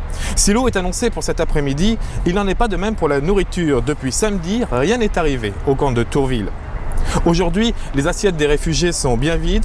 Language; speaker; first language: French; native; French